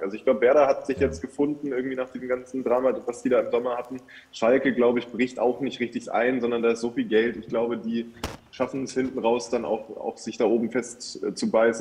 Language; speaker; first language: German; native; German